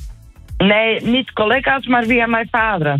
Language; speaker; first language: Dutch; non-native, learner; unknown